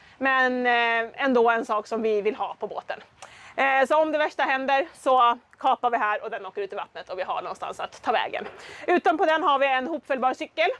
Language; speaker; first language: Swedish; native; Swedish